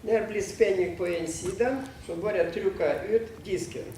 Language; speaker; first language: Swedish; non-native, fluent; Russian